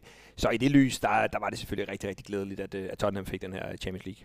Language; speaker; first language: Danish; native; Danish